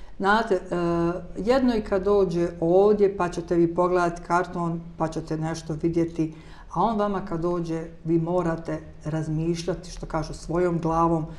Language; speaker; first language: Croatian; native; Croatian